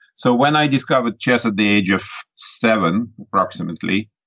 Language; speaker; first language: English; non-native, fluent; Russian